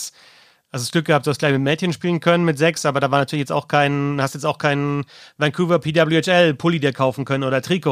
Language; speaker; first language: German; native; German